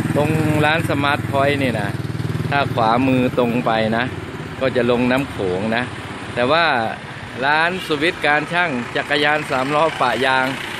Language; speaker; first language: Thai; native; Thai